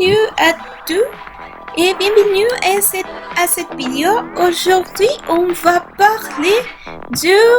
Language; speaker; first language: French; non-native, learner; Spanish